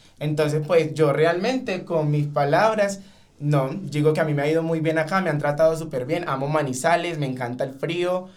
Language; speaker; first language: Spanish; native; Spanish